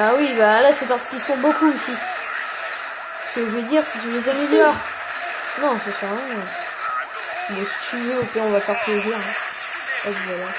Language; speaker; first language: French; native; French